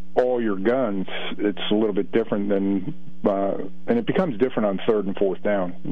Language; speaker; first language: English; native; English